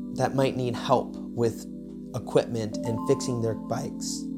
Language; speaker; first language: English; native; English